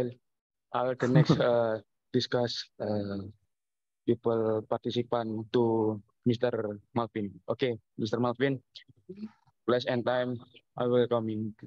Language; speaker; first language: English; non-native, learner; Indonesian